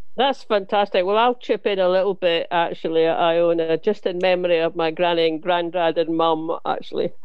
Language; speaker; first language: English; native; English